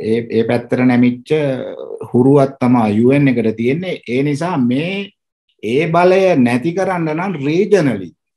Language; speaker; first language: Sinhala; native; Sinhala